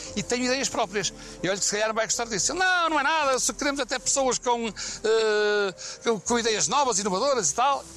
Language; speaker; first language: Portuguese; native; Portuguese